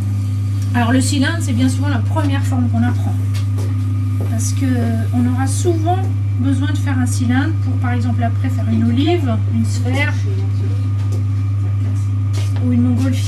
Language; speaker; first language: French; native; French